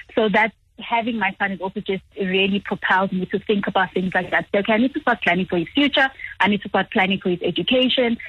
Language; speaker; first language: English; non-native, local second language; Zulu